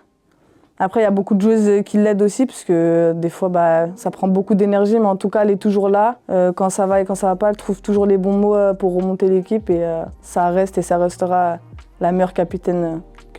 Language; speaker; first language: French; native; French